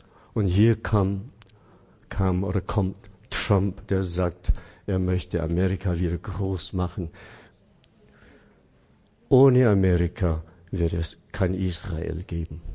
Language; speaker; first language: German; non-native, fluent; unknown